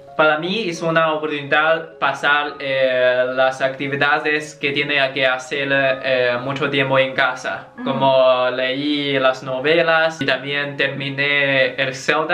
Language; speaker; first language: Spanish; non-native, learner; Chinese